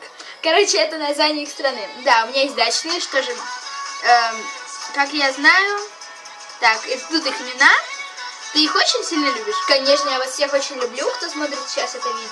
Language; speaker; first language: Russian; native; Russian